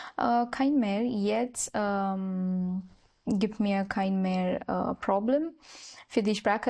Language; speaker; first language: German; non-native, learner; Marathi